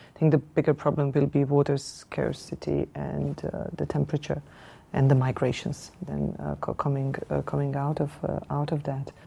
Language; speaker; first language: English; non-native, fluent; Slovenian